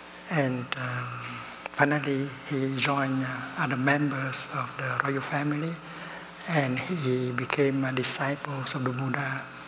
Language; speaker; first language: English; non-native, fluent; Vietnamese